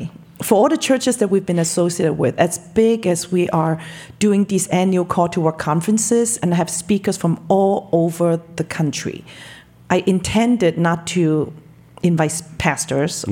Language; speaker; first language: English; non-native, local second language; Cantonese